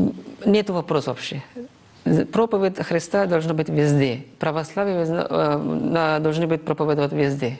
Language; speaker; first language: Russian; non-native, fluent; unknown